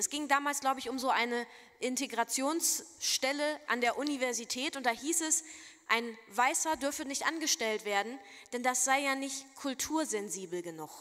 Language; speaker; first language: German; native; German